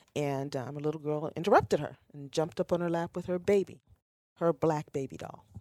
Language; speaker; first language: English; native; English